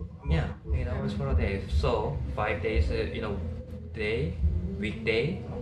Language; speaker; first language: English; non-native, learner; Korean